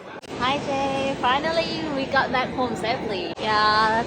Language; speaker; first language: English; non-native, learner; Thai